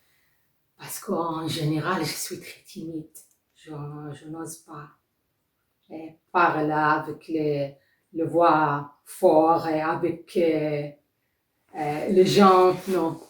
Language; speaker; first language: French; non-native, learner; Arabic